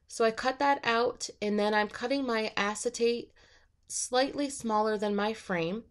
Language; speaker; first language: English; native; English